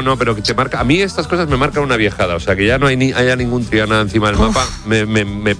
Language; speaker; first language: Spanish; native; Spanish